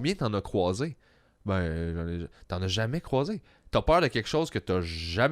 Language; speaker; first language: French; native; French